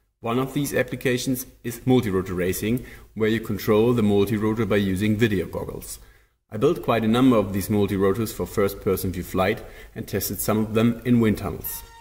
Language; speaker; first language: English; non-native, fluent; German